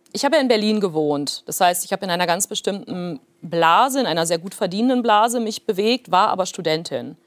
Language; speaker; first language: German; early bilingual, other home language; Plautdietsch